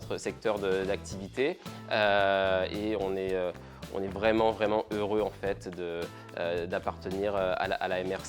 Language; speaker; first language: French; native; French